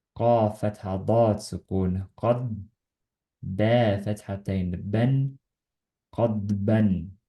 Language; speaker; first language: Arabic; non-native, learner; Estonian